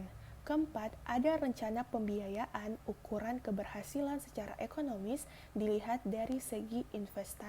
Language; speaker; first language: Indonesian; native; Indonesian